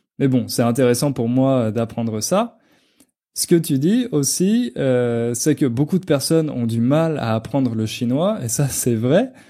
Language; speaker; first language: French; native; French